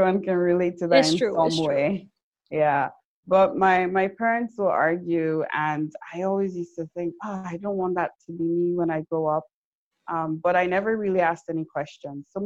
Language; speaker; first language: English; non-native, local second language; Yoruba